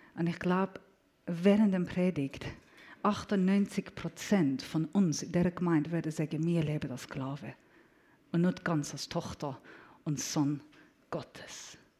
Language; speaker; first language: German; non-native, fluent; Persian